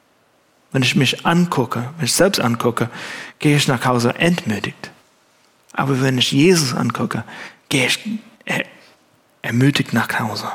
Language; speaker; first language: German; non-native, fluent; English